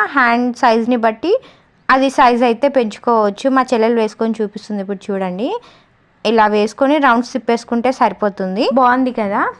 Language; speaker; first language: Telugu; non-native, local second language; Lambadi